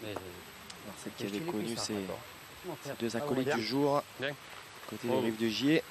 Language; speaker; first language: French; native; French